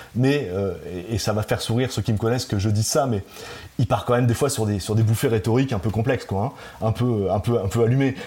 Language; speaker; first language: French; native; French